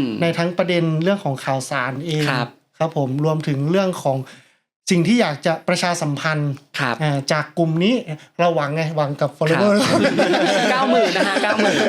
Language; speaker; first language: Thai; native; Thai